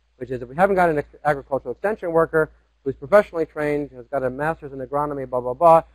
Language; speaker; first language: English; native; English